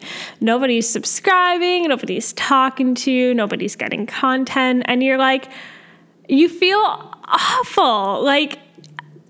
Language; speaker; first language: English; native; English